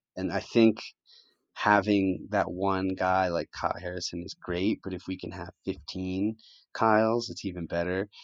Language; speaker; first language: English; early bilingual, other home language; Spanish